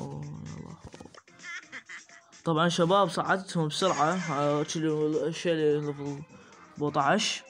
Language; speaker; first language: Arabic; native; Arabic